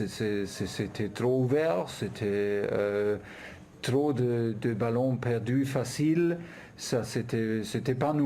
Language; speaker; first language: French; non-native, fluent; German